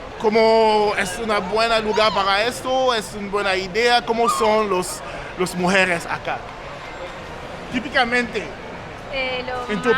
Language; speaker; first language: Spanish; non-native, learner; English